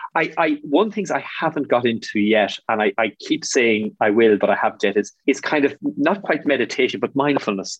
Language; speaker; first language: English; native; English